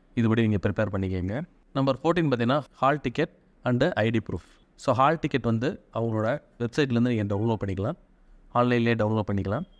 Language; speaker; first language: Tamil; native; Tamil